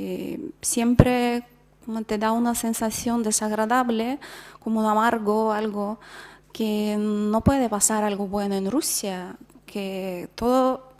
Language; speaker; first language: Spanish; non-native, fluent; Russian